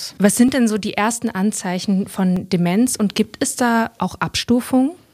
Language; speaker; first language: German; native; German